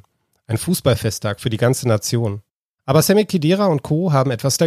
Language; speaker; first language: German; native; German